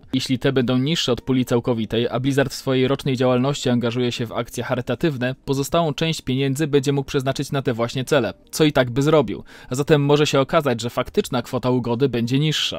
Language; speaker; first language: Polish; native; Polish